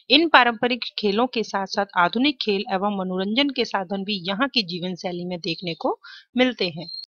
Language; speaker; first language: Hindi; native; Hindi